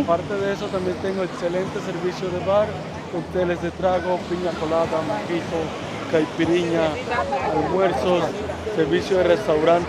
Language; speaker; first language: Spanish; native; Spanish